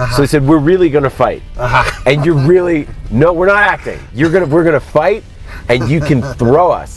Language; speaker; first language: English; native; English